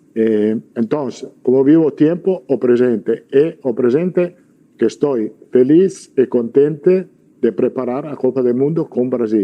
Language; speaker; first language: Portuguese; non-native, learner; Italian